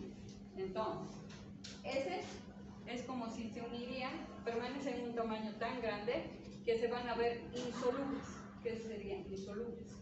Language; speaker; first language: Spanish; native; Spanish